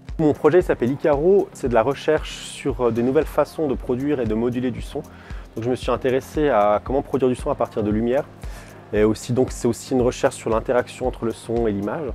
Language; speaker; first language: French; native; French